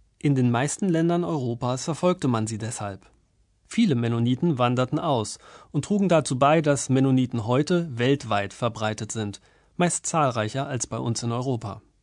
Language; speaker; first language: German; native; German